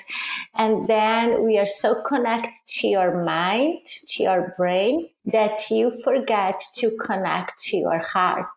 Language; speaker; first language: English; non-native, fluent; Portuguese